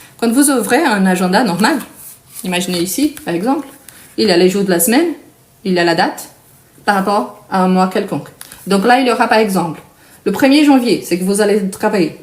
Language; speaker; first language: French; non-native, fluent; Portuguese